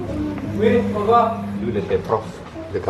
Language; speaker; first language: French; non-native, learner; Javanese